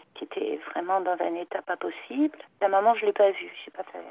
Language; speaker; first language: French; native; French